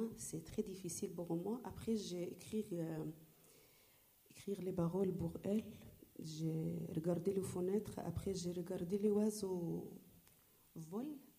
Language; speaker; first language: French; non-native, learner; Arabic